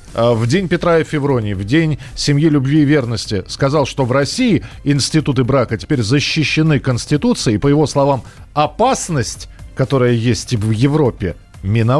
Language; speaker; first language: Russian; native; Russian